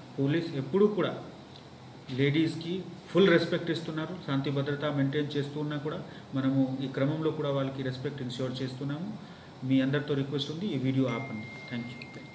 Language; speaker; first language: Telugu; non-native, fluent; Hindi